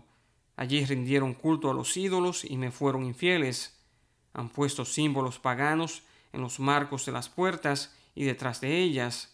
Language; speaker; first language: Spanish; native; Spanish